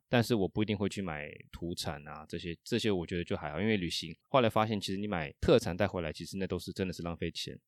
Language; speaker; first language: Chinese; non-native, fluent; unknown